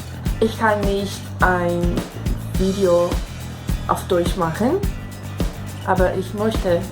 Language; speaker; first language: German; non-native, learner; Portuguese